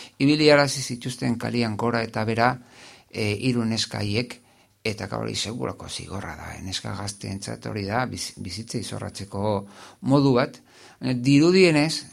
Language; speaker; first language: Basque; native; Basque